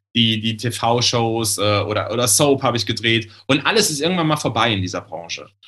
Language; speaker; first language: German; native; German